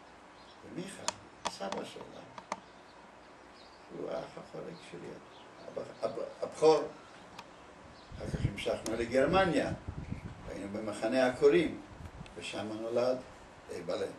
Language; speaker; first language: Hebrew; early bilingual, other home language; Polish